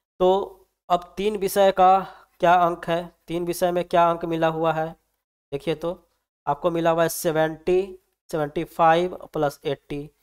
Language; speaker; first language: Hindi; native; Hindi